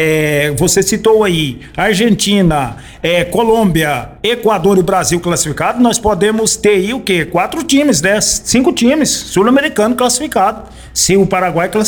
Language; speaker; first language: Portuguese; native; Portuguese